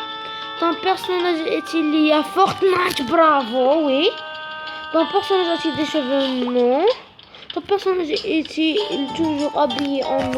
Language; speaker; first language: French; non-native, local second language; Arabic